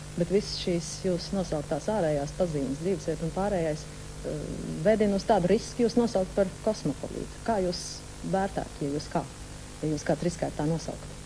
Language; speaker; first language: Latvian; native; Latvian